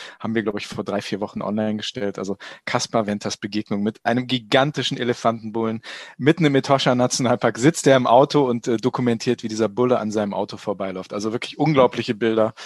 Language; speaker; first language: German; native; German